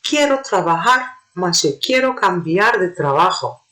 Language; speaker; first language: Spanish; non-native, fluent; Turkish